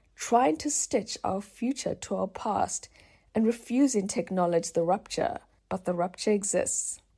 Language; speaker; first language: English; native; English